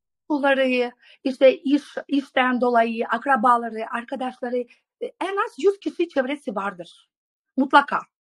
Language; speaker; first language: Turkish; non-native, fluent; Russian